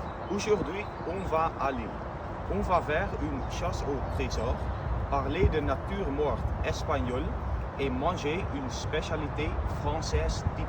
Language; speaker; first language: French; non-native, learner; Dutch